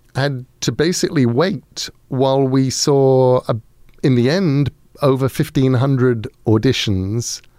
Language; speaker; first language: English; native; English